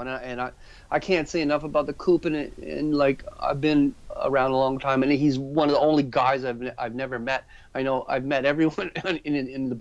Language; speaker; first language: English; native; English